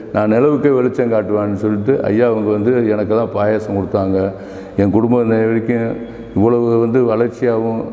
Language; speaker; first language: Tamil; native; Tamil